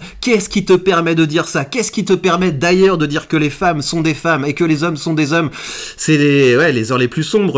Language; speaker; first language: French; native; French